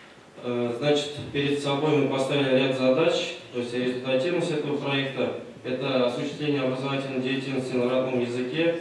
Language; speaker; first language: Russian; non-native, local second language; Tatar